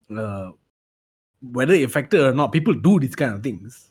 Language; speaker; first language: English; non-native, local second language; Tamil